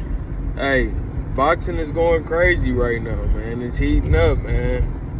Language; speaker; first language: English; native; English